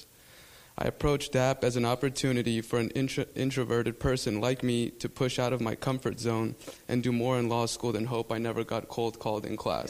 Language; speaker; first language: English; early bilingual, other home language; Spanish